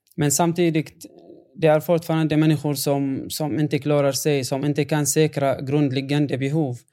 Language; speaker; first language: Swedish; non-native, fluent; Arabic